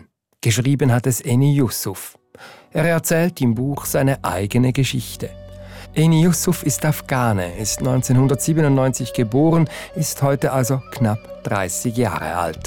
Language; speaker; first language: German; native; German